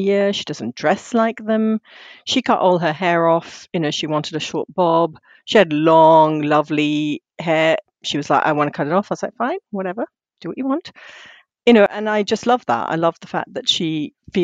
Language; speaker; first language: English; non-native, local second language; Tamil